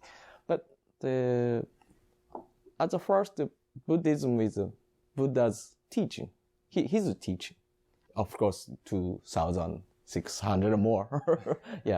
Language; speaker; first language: English; non-native, learner; Japanese